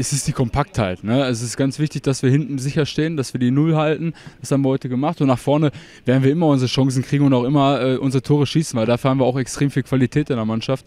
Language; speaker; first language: German; native; German